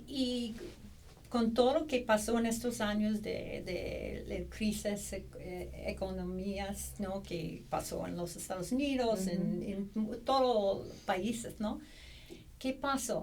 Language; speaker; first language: Spanish; non-native, fluent; English